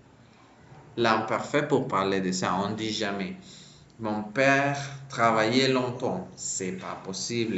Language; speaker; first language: French; non-native, fluent; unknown